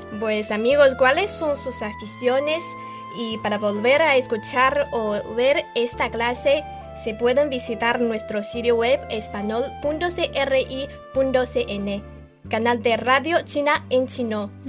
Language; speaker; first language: Spanish; non-native, fluent; Chinese